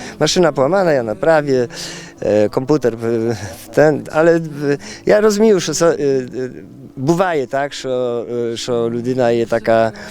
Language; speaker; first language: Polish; non-native, learner; Ukrainian